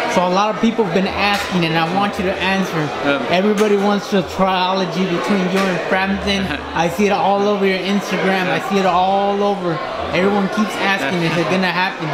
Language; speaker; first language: English; native; English